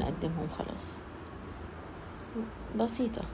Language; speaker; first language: Arabic; native; Arabic